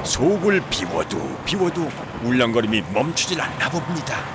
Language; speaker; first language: Korean; native; Korean